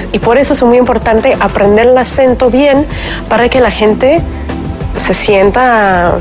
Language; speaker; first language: Spanish; non-native, fluent; Russian